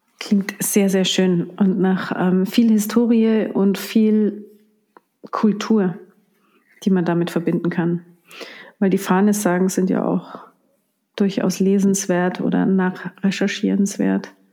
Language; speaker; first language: German; native; German